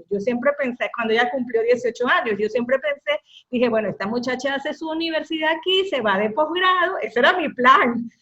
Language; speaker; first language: Spanish; native; Spanish